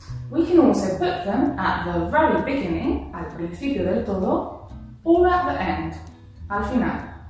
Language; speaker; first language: English; non-native, fluent; Spanish